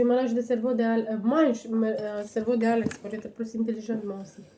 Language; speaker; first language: French; non-native, learner; Romanian